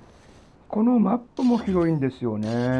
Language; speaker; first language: Japanese; native; Japanese